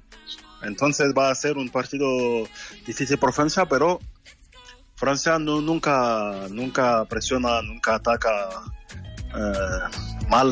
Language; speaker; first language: Spanish; non-native, fluent; French